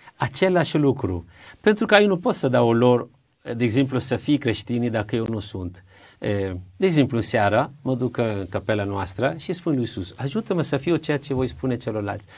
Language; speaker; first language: Romanian; non-native, fluent; Italian